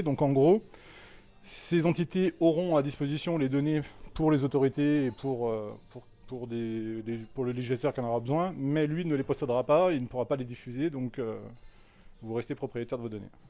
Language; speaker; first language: French; native; French